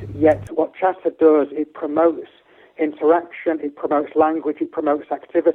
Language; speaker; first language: English; native; English